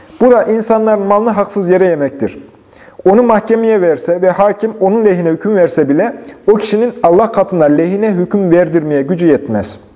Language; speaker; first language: Turkish; native; Turkish